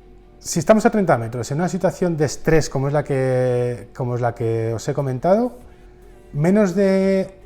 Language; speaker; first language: Spanish; native; Spanish